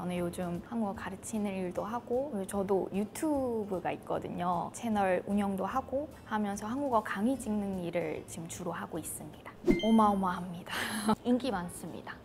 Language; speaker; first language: Korean; non-native, fluent; Burmese